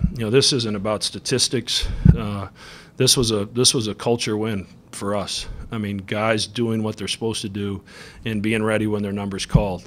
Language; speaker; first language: English; native; English